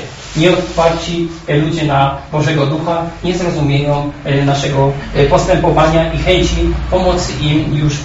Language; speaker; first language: Polish; native; Polish